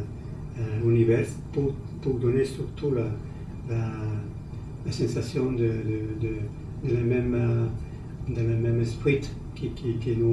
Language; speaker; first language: French; non-native, learner; Spanish